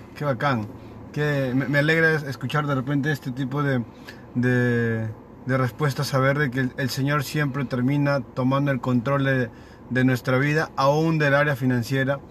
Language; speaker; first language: Spanish; native; Spanish